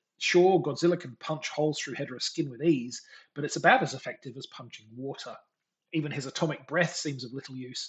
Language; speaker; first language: English; native; English